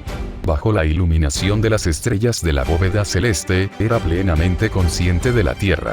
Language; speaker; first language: Spanish; native; Spanish